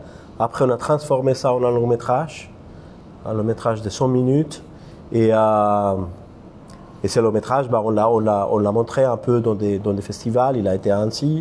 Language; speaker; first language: French; non-native, fluent; Spanish